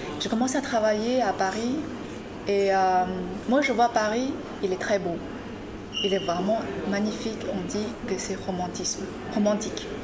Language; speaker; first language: French; non-native, fluent; Chinese